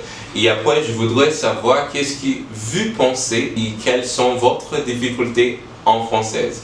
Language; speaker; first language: French; non-native, learner; English